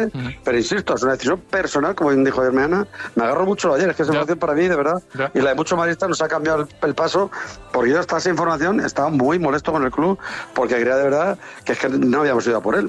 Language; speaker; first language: Spanish; native; Spanish